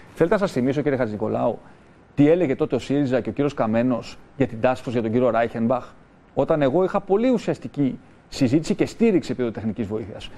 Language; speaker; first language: Greek; native; Greek